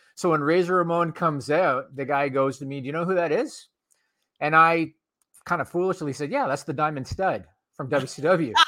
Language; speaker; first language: English; native; English